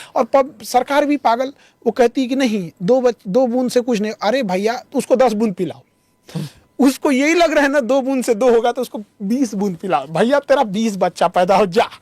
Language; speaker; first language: Hindi; native; Hindi